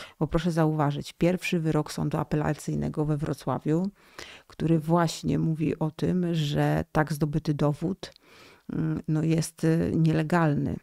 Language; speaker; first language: Polish; native; Polish